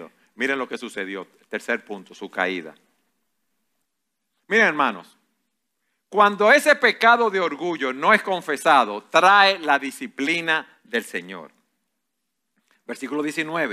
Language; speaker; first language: Spanish; native; Spanish